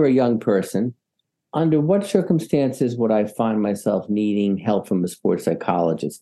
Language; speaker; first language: English; native; English